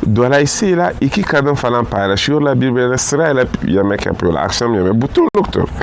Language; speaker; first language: Turkish; non-native, learner; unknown